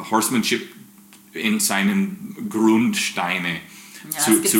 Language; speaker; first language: German; non-native, fluent; English